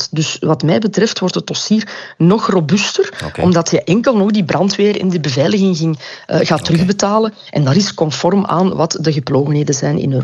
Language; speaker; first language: Dutch; native; Dutch